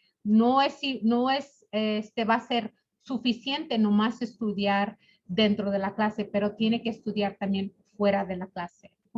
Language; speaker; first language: Spanish; early bilingual, other home language; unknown